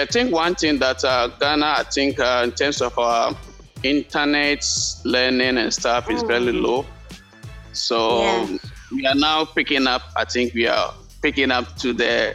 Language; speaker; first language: English; non-native, local second language; Akan